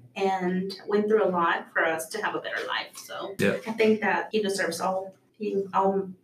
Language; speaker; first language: English; early bilingual, other home language; Spanish